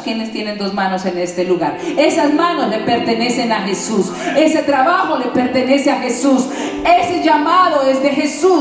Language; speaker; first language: Spanish; native; Spanish